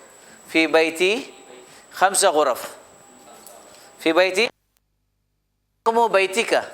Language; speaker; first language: Arabic; non-native, fluent; Urdu